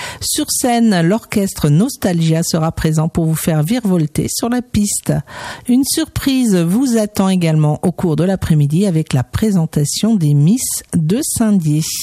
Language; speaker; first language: French; native; French